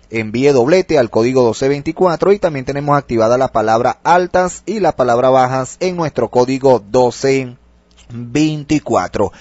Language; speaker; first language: Spanish; native; Spanish